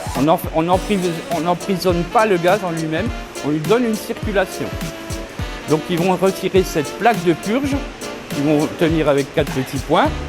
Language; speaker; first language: French; native; French